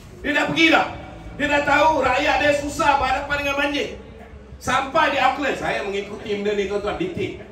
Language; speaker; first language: Malay; native; Malay